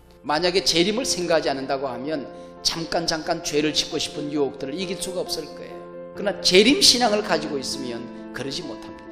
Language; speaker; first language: Korean; native; Korean